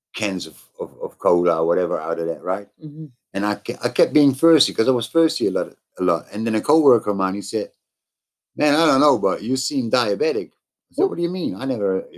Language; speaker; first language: English; non-native, fluent; Dutch